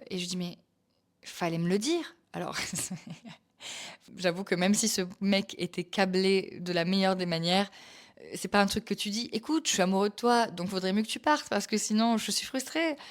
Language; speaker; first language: French; native; French